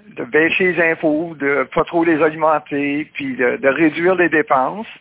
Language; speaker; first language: French; native; French